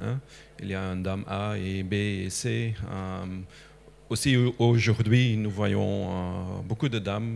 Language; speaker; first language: French; non-native, local second language; Dutch